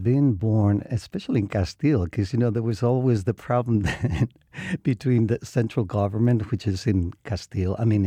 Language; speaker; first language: English; non-native, fluent; Spanish